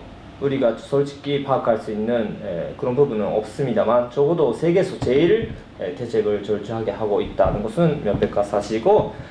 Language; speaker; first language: Korean; early bilingual, heritage; Korean